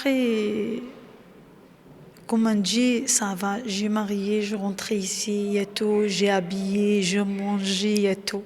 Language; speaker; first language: French; non-native, learner; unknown